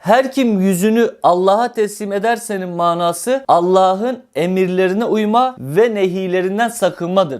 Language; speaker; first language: Turkish; native; Turkish